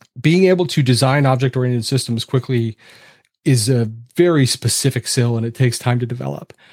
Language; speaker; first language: English; native; English